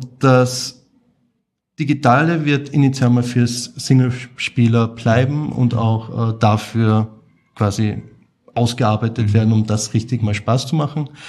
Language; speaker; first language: German; native; German